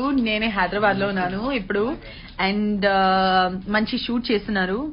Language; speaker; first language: Telugu; non-native, learner; Gujarati